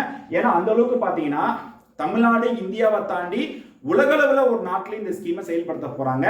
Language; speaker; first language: Tamil; native; Tamil